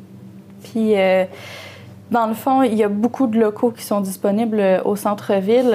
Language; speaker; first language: French; native; French